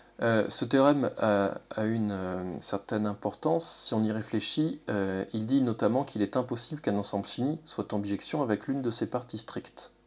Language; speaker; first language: French; native; French